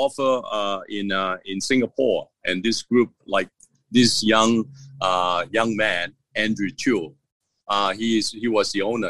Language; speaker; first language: English; non-native, local second language; Cantonese